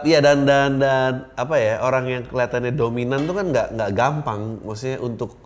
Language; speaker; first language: Indonesian; native; Indonesian